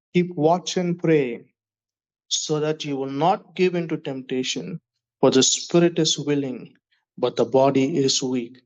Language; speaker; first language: English; non-native, local second language; Tamil